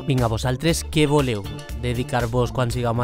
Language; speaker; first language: Catalan; native; Catalan